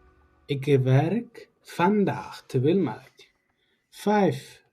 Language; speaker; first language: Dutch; non-native, learner; Tigrinya